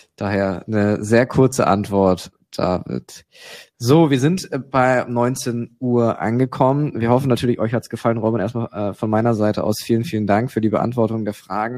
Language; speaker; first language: German; native; German